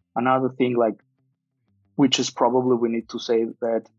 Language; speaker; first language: English; non-native, fluent; Armenian